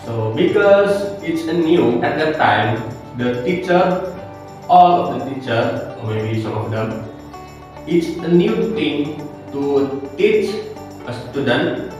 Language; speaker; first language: English; non-native, learner; Indonesian